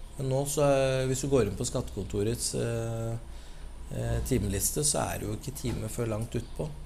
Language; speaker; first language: Norwegian; early bilingual, other home language; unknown